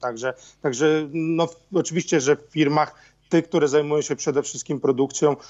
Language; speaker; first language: Polish; native; Polish